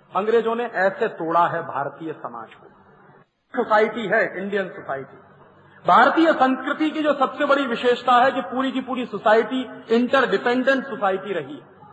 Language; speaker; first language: Hindi; native; Hindi